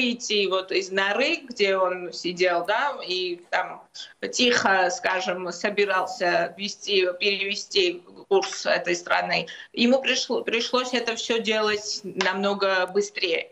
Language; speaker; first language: Russian; non-native, local second language; Georgian